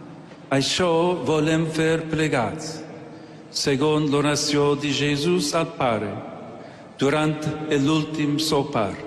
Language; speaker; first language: Catalan; non-native, learner; English